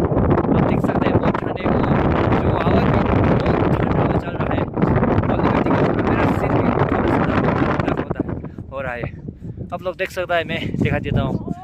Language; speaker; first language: Hindi; non-native, fluent; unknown